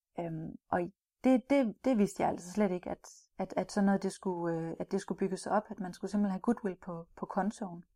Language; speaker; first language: Danish; native; Danish